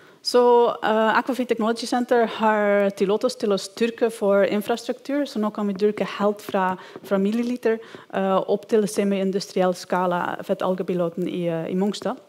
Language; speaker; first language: Norwegian; non-native, fluent; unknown